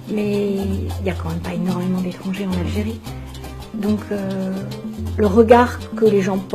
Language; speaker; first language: French; native; French